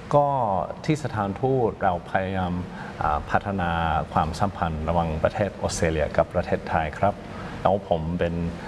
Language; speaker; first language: Thai; non-native, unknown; English